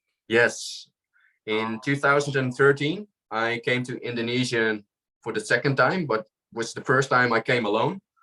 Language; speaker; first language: English; non-native, fluent; Dutch